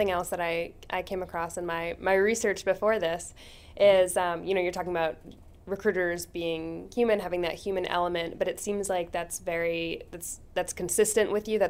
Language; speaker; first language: English; native; English